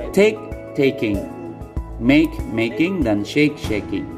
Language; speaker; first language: English; non-native, fluent; Indonesian